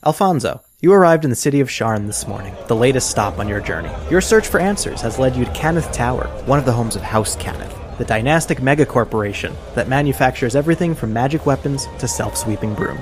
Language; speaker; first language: English; native; English